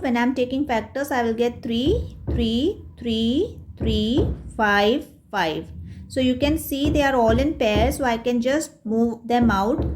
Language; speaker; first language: English; non-native, local second language; Hindi